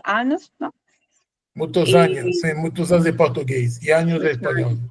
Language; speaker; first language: Spanish; non-native, learner; Portuguese